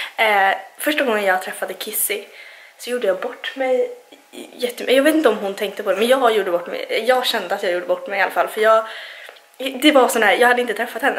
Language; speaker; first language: Swedish; native; Swedish